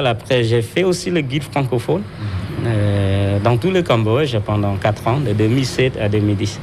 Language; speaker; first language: French; non-native, local second language; Khmer